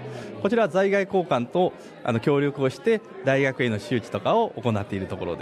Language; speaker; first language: Japanese; native; Japanese